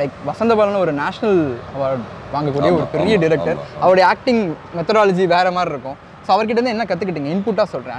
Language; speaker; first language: Tamil; native; Tamil